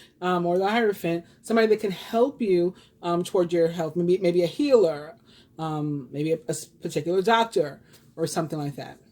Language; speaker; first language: English; native; English